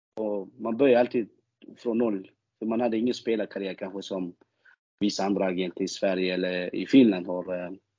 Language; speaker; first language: Swedish; early bilingual, other home language; Albanian